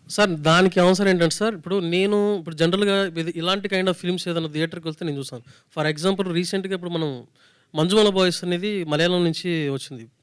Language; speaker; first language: Telugu; native; Telugu